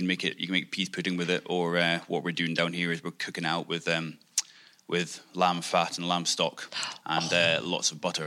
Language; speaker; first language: English; native; English